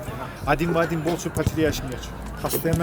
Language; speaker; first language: Russian; non-native, learner; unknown